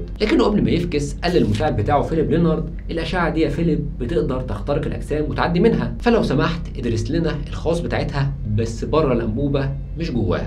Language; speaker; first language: Arabic; native; Arabic